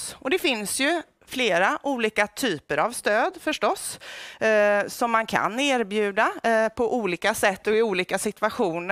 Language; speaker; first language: Swedish; native; Swedish